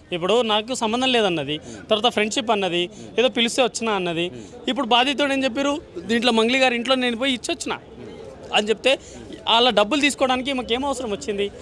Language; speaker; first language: Telugu; native; Telugu